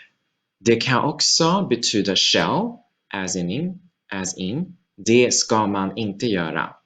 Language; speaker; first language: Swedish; non-native, fluent; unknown